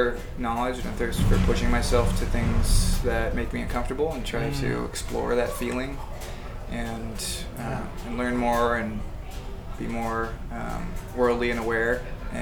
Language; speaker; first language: English; native; English